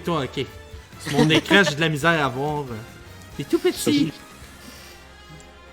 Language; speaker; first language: French; native; French